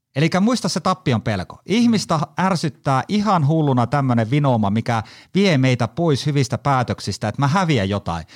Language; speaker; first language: Finnish; native; Finnish